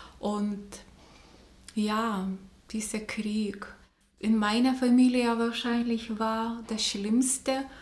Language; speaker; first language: German; non-native, fluent; Lithuanian